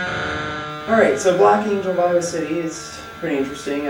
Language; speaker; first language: English; native; English